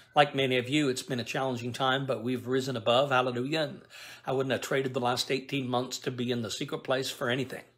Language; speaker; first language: English; native; English